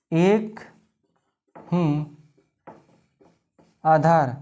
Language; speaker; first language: Hindi; native; Hindi